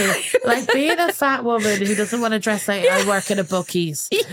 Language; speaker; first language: English; native; English